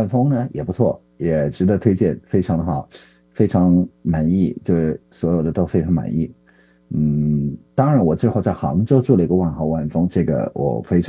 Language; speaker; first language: Chinese; native; Chinese